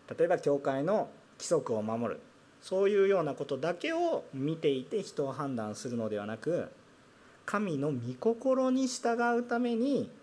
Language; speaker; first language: Japanese; non-native, fluent; Korean